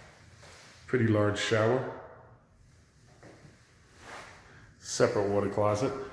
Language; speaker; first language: English; native; English